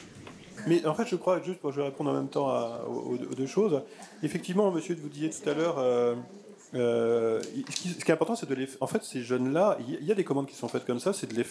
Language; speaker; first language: French; native; French